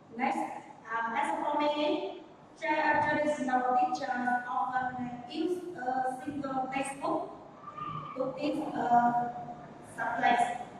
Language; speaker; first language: English; non-native, learner; Vietnamese